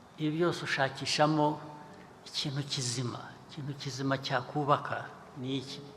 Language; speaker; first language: Kinyarwanda; early bilingual, heritage; Kinyarwanda